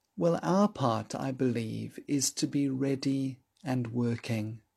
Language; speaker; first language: English; native; English